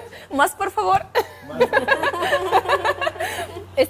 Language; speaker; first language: Spanish; non-native, learner; Russian